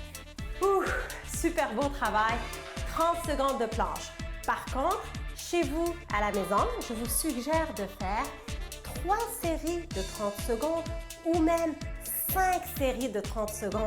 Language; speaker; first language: French; non-native, local second language; Arabic